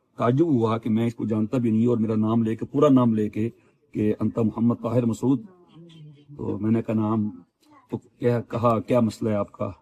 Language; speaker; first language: Urdu; native; Urdu